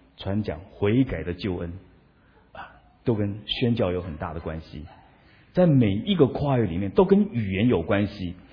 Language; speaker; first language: Chinese; non-native, local second language; Min Nan Chinese